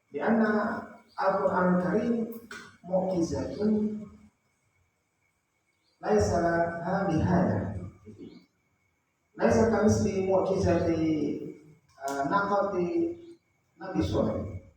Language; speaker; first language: Arabic; non-native, fluent; Indonesian